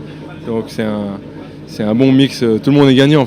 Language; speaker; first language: French; native; French